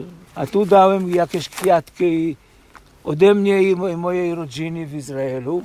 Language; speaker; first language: Polish; early bilingual, heritage; Polish